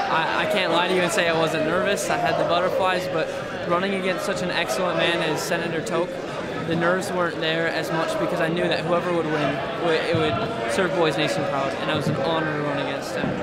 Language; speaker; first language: English; native; English